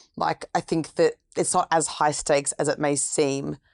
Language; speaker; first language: English; native; English